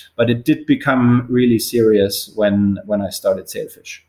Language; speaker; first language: English; non-native, fluent; German